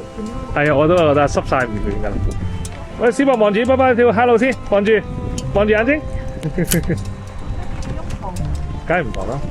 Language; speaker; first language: Cantonese; native; Cantonese